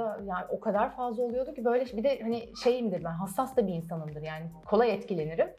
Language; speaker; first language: Turkish; early bilingual, other home language; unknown